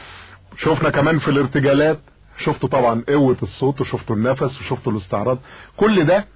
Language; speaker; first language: Arabic; native; Arabic